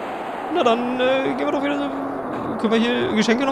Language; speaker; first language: German; native; German